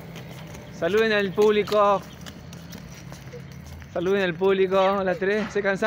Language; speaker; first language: Spanish; native; Spanish